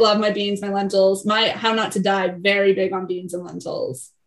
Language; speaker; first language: English; native; English